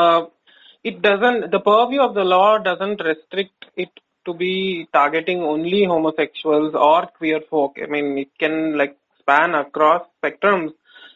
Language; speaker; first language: English; non-native, local second language; Kannada